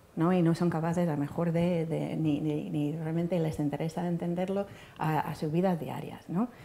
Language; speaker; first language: Spanish; non-native, fluent; English